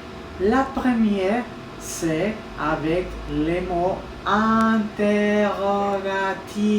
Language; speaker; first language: French; non-native, fluent; Spanish